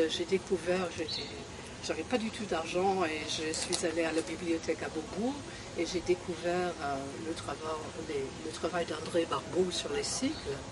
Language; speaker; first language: French; non-native, fluent; English